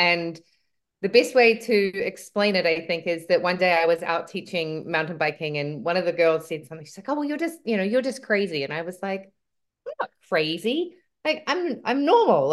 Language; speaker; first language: English; native; English